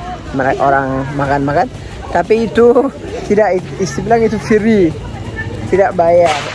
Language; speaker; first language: Indonesian; non-native, learner; Turkish